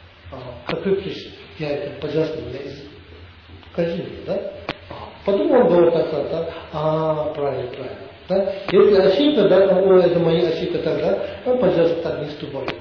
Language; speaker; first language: Russian; non-native, learner; Tibetan